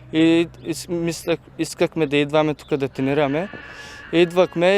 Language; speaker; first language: Bulgarian; non-native, local second language; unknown